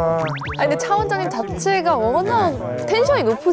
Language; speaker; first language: Korean; native; Korean